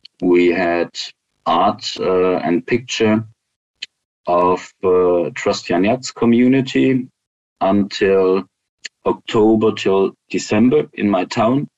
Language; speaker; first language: English; non-native, fluent; German